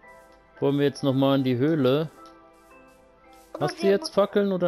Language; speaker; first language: German; native; German